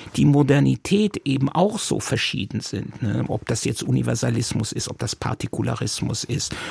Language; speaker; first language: German; non-native, local second language; Yiddish